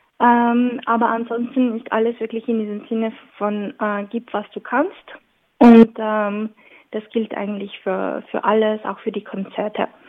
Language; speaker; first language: German; non-native, local second language; French